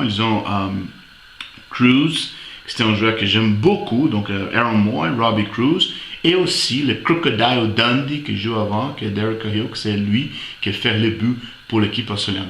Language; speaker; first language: French; non-native, fluent; Portuguese